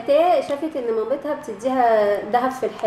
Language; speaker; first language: Arabic; native; Arabic